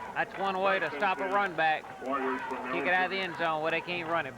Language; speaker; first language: English; native; English